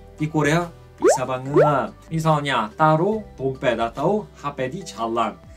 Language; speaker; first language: Indonesian; non-native, fluent; Korean